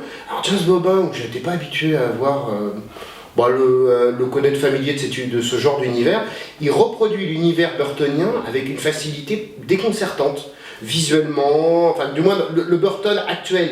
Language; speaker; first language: French; native; French